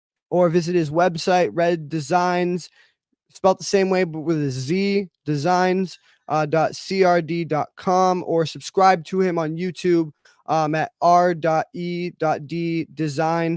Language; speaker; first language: English; native; English